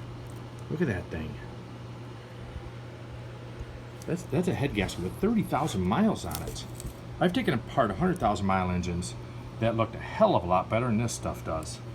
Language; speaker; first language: English; native; English